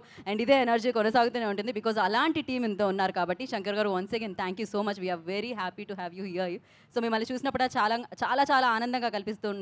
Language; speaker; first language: Telugu; native; Telugu